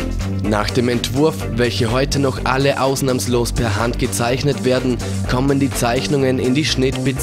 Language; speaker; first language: German; native; German